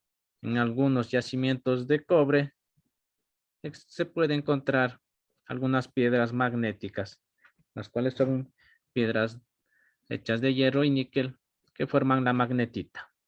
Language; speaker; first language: Spanish; native; Spanish